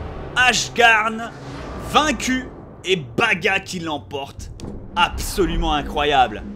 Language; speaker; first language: French; native; French